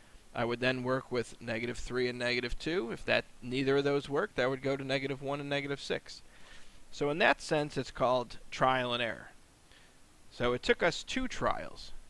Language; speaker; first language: English; native; English